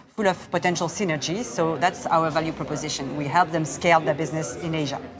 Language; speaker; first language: English; non-native, fluent; Korean